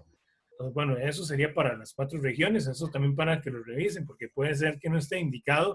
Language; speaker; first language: Spanish; native; Spanish